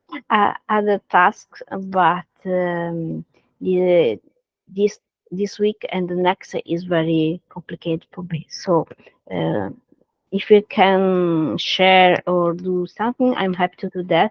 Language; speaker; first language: English; non-native, learner; Italian